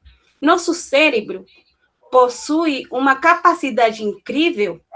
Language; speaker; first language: Portuguese; non-native, fluent; Spanish